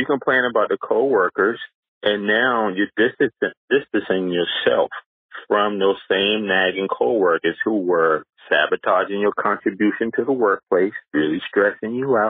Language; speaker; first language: English; native; English